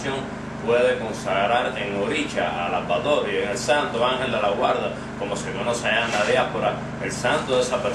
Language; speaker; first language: Spanish; native; Spanish